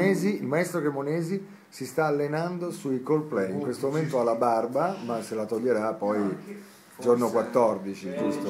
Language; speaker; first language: Italian; native; Italian